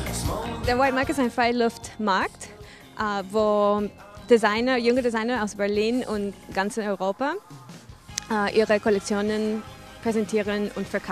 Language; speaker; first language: German; non-native, fluent; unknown